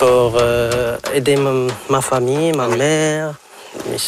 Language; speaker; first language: French; non-native, local second language; Arabic